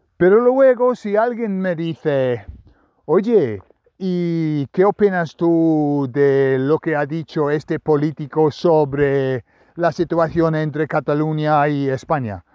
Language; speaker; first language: Spanish; non-native, fluent; English